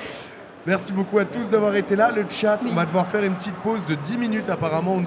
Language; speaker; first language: French; native; French